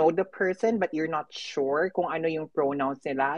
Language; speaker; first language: English; non-native, local second language; Filipino